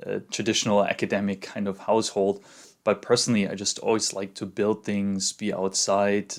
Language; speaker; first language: English; non-native, fluent; German